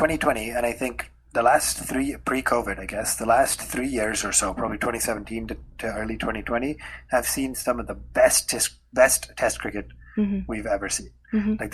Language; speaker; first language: English; non-native, local second language; Hindi